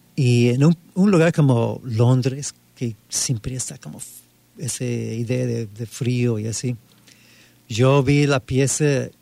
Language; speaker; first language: Spanish; non-native, fluent; English